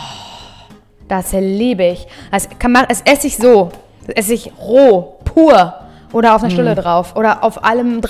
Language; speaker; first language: German; native; German